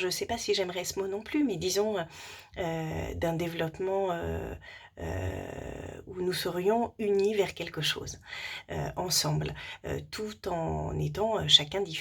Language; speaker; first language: French; native; French